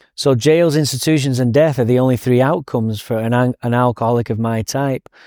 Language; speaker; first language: English; native; English